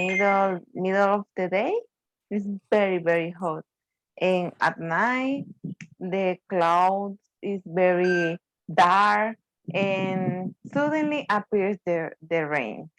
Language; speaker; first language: English; non-native, learner; Spanish